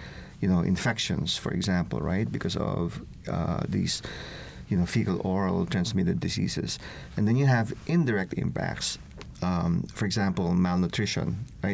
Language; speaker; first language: English; non-native, local second language; Filipino